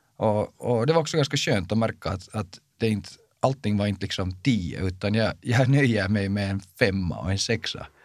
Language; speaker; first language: Swedish; native; Swedish